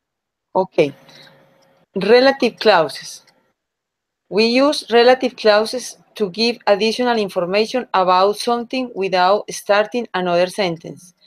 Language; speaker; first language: English; non-native, learner; Spanish